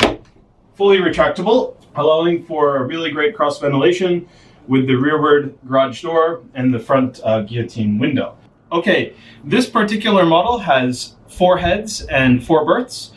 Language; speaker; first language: English; native; English